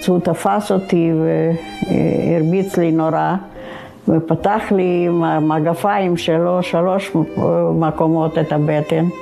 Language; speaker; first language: Hebrew; non-native, fluent; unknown